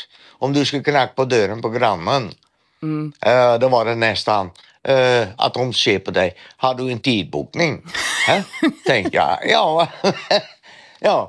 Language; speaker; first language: Swedish; non-native, fluent; Dutch